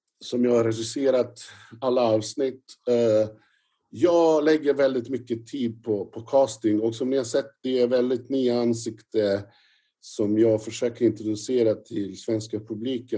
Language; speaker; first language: Swedish; non-native, fluent; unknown